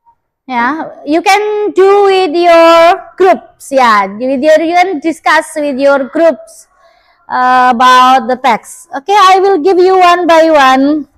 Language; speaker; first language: English; non-native, learner; Indonesian